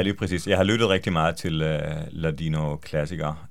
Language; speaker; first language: Danish; non-native, fluent; Hebrew